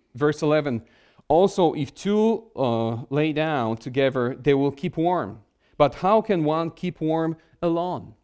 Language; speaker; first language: English; non-native, fluent; Polish